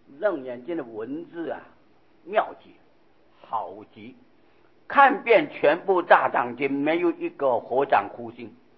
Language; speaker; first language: Chinese; non-native, local second language; Hakka Chinese